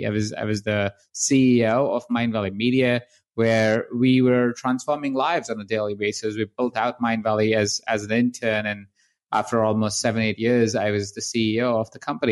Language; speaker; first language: English; non-native, local second language; Hindi